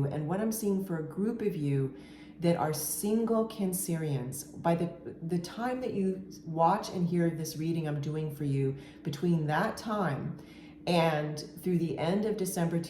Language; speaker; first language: English; native; English